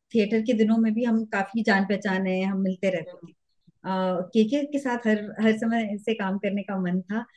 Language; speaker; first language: Hindi; native; Hindi